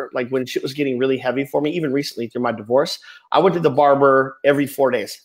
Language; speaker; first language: English; native; English